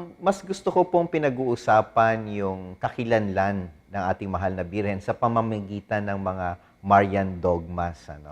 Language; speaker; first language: Filipino; non-native, local second language; Bikol